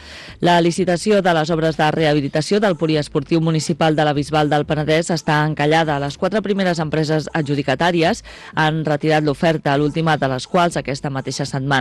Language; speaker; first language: Catalan; native; Catalan